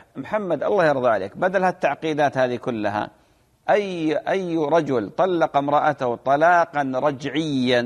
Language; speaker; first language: Arabic; native; Arabic